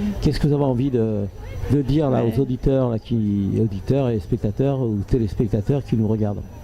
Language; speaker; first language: French; native; French